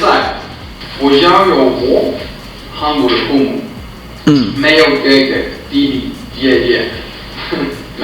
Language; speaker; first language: Chinese; non-native, learner; Swedish